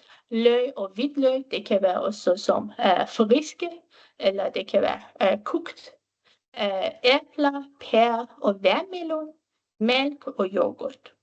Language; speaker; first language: Danish; non-native, fluent; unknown